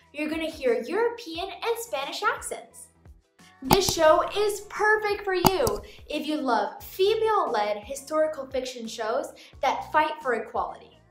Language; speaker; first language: English; native; English